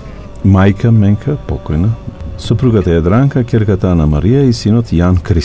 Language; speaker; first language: Macedonian; native; Macedonian